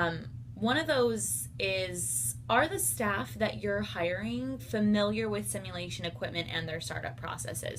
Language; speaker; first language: English; native; English